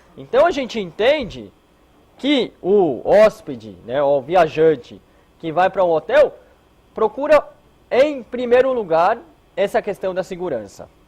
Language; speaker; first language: Portuguese; early bilingual, heritage; Hebrew